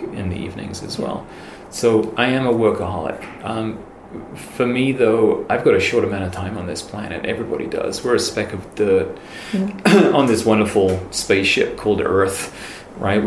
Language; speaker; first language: English; native; English